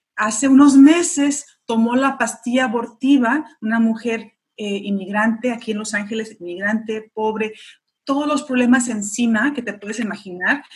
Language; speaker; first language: Spanish; early bilingual, heritage; Spanish